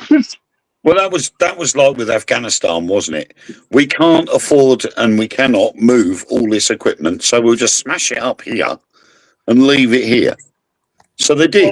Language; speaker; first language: English; native; English